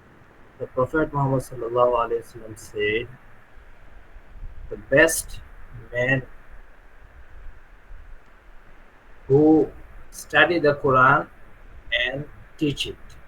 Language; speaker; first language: English; non-native, learner; Bangla